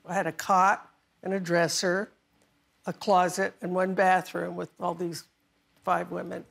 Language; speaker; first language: English; native; English